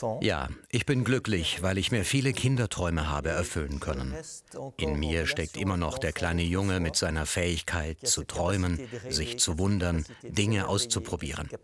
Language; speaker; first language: German; non-native, local second language; French